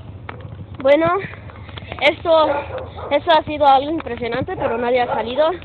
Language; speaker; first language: Spanish; native; Spanish